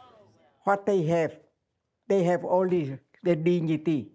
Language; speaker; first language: English; non-native, fluent; Vietnamese